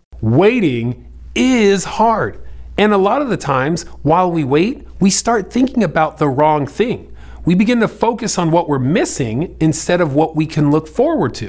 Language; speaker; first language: English; native; English